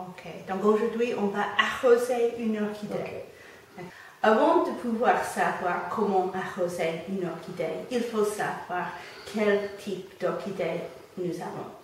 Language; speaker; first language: French; non-native, fluent; English